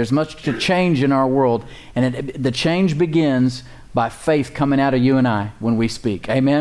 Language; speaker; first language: English; native; English